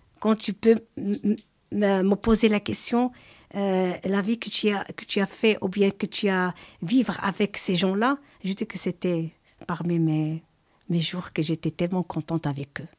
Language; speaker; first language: French; non-native, learner; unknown